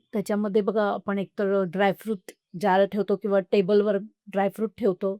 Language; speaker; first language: Marathi; non-native, local second language; Marwari